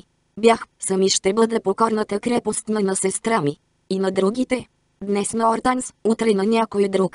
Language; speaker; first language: Bulgarian; native; Bulgarian